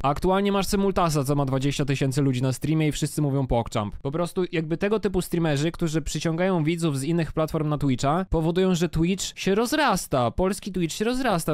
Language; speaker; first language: Polish; native; Polish